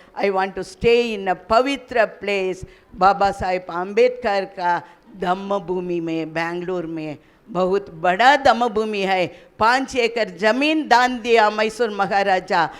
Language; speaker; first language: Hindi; non-native, local second language; Kannada